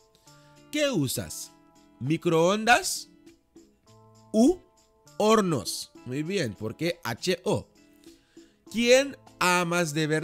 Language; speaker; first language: Spanish; non-native, fluent; Dutch